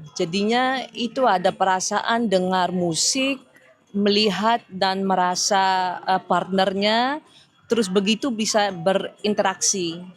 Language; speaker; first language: Indonesian; early bilingual, heritage; Indonesian